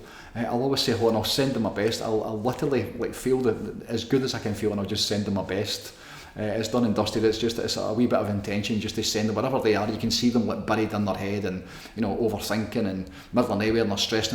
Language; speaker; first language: English; native; English